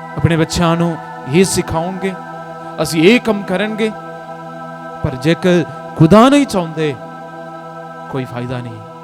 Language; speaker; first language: Punjabi; non-native, fluent; Malayalam